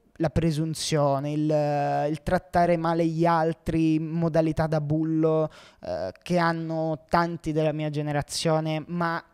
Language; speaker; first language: Italian; native; Italian